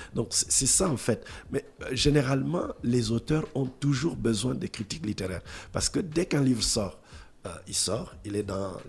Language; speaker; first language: French; non-native, local second language; Lingala